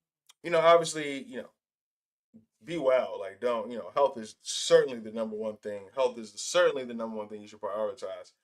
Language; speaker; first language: English; native; English